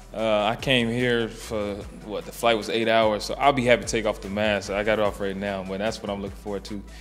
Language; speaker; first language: English; native; English